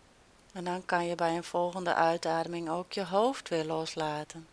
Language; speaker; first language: Dutch; native; Dutch